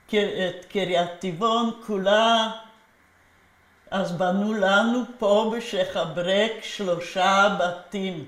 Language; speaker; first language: Hebrew; non-native, fluent; Polish